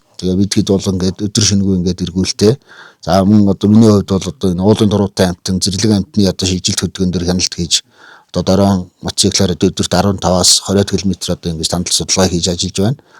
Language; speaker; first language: Mongolian; native; Mongolian